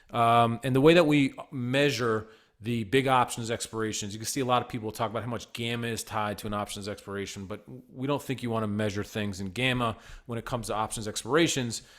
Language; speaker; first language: English; native; English